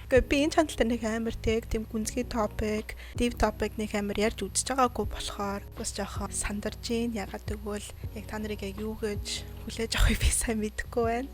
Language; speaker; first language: Mongolian; early bilingual, heritage; Mongolian